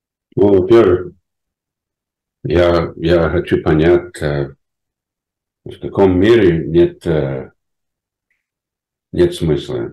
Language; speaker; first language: Russian; non-native, fluent; English